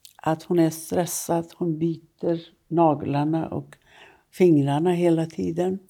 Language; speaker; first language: Swedish; non-native, fluent; Persian